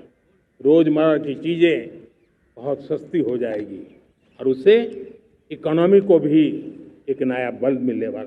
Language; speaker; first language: Hindi; non-native, local second language; Gujarati